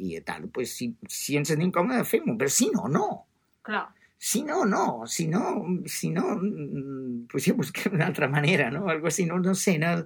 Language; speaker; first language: Catalan; non-native, fluent; Italian